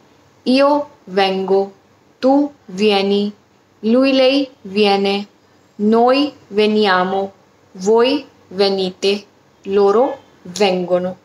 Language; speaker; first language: Italian; non-native, learner; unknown